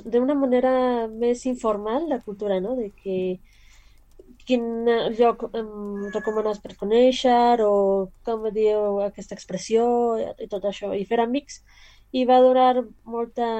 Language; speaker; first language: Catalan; non-native, learner; Spanish